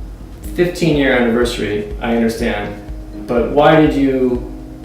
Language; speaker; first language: English; non-native, fluent; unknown